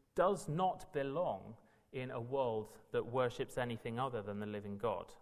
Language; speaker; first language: English; native; English